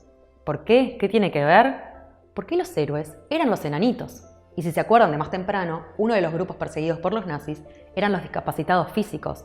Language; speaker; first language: Spanish; native; Spanish